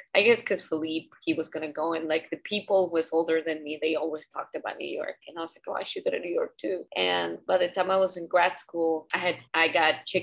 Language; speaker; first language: English; non-native, fluent; Spanish